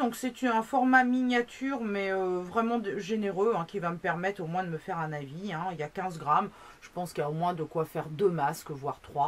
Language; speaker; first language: French; native; French